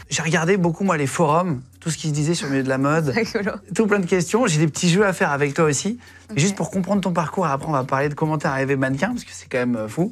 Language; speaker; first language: French; native; French